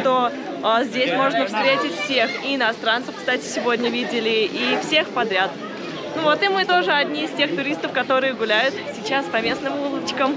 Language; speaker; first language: Russian; native; Russian